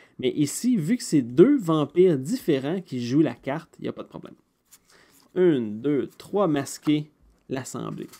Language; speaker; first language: French; native; French